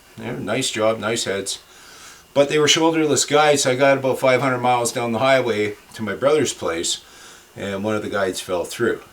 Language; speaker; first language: English; native; English